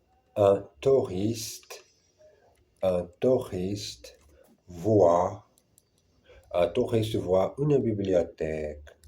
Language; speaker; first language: French; non-native, learner; Portuguese